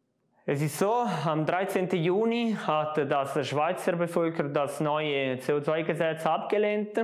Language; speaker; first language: German; non-native, local second language; Italian